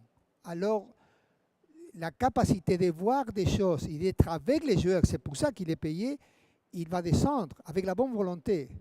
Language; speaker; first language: French; non-native, fluent; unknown